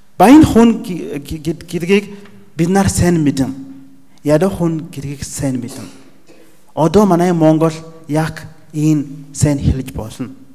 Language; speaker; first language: Mongolian; non-native, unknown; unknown